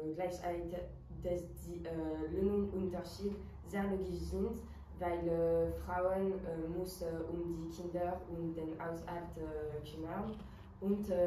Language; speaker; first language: German; non-native, learner; French